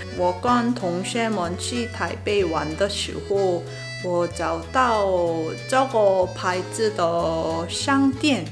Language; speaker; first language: Chinese; non-native, learner; Korean